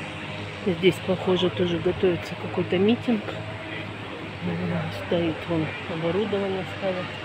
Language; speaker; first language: Russian; native; Russian